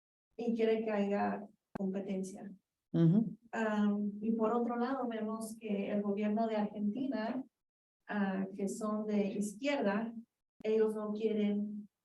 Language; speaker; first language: Spanish; early bilingual, heritage; Spanish